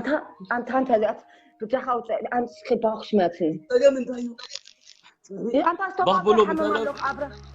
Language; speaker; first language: German; early bilingual, other home language; Tigrinya